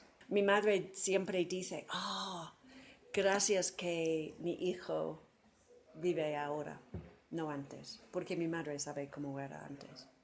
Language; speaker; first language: Spanish; non-native, fluent; English